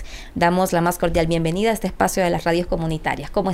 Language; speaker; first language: Spanish; native; Spanish